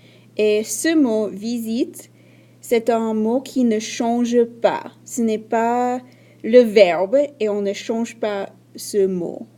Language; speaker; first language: French; non-native, fluent; English